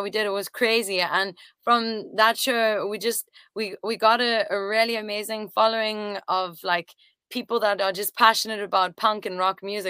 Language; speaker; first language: English; early bilingual, other home language; French